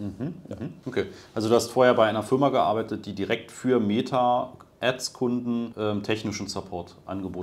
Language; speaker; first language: German; native; German